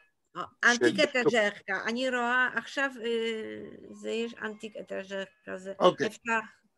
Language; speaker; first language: Hebrew; non-native, learner; Polish